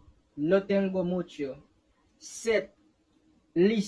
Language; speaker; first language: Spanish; non-native, fluent; Haitian Creole